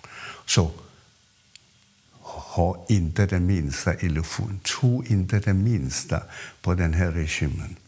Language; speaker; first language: Swedish; non-native, fluent; Cantonese